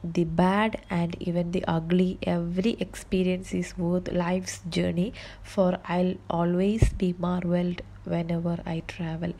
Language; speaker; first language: English; non-native, local second language; Malayalam